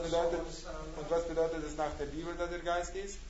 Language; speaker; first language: German; non-native, fluent; Hungarian